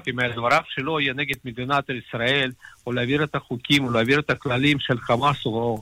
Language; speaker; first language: Hebrew; non-native, fluent; Russian